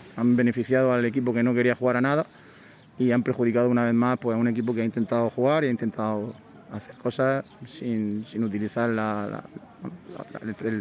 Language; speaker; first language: Spanish; native; Spanish